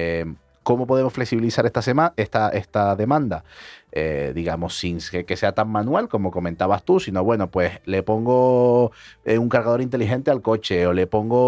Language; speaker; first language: Spanish; native; Spanish